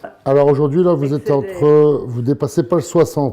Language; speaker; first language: French; native; French